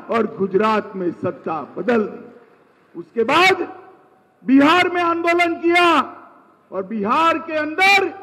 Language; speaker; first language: Hindi; non-native, local second language; Gujarati